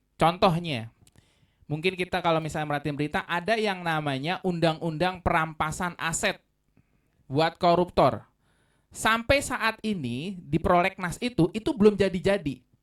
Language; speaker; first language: Indonesian; native; Indonesian